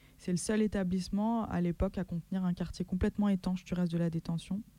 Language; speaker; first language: French; native; French